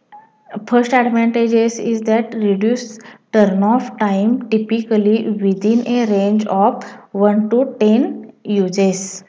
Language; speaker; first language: English; non-native, local second language; Marathi